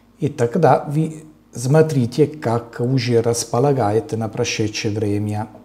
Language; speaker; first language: Russian; non-native, learner; Italian